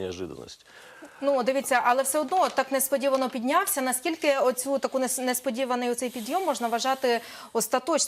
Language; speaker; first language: Ukrainian; native; Ukrainian